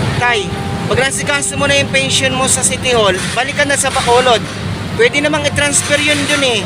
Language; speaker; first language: Filipino; native; Filipino